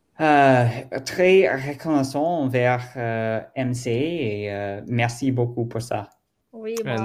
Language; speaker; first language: French; non-native, learner; German